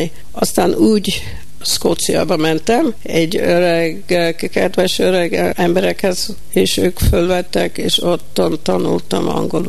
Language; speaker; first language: Hungarian; early bilingual, heritage; Hungarian